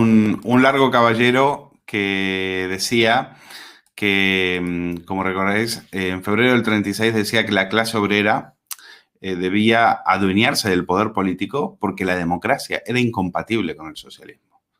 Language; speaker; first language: Spanish; native; Spanish